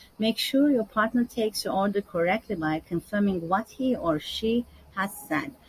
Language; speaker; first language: English; non-native, fluent; Turkish